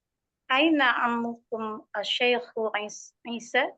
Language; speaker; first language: Arabic; non-native, learner; Indonesian